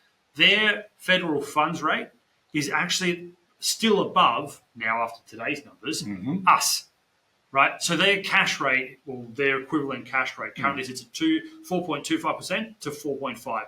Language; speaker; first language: English; native; English